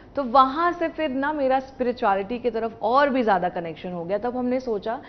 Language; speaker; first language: Hindi; native; Hindi